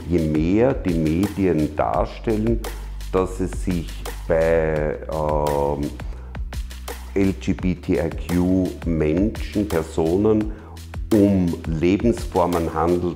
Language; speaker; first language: German; native; German